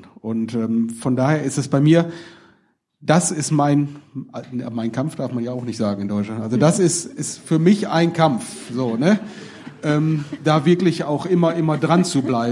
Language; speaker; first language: German; native; German